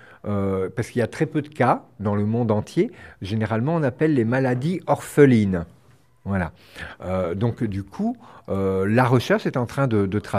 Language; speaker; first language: French; native; French